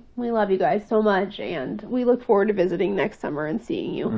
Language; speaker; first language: English; native; English